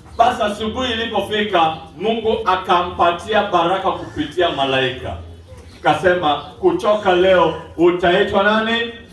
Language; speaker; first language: Swahili; non-native, local second language; Luo (Kenya and Tanzania)